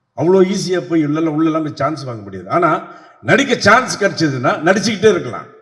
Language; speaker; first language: Tamil; native; Tamil